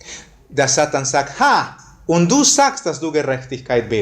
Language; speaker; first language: German; non-native, fluent; Spanish